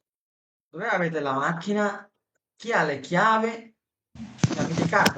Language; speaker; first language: Italian; non-native, fluent; Bangla